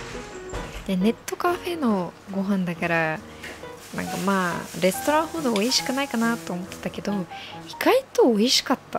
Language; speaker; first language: Japanese; non-native, fluent; English